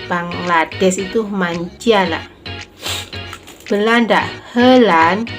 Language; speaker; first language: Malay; non-native, local second language; Javanese